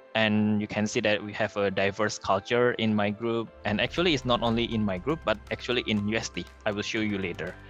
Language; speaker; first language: English; non-native, fluent; Indonesian